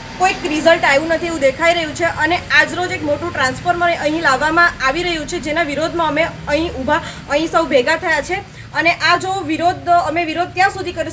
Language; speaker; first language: Gujarati; native; Gujarati